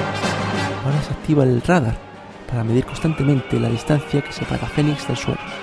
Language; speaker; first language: Spanish; native; Spanish